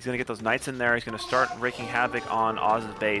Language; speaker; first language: English; native; English